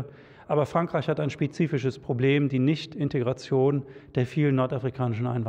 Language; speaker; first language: German; native; German